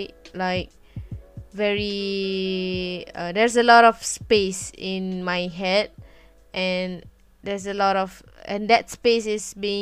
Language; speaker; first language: English; non-native, local second language; Malay